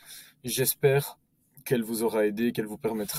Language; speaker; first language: French; native; French